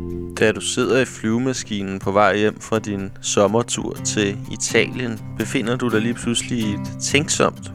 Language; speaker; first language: Danish; native; Danish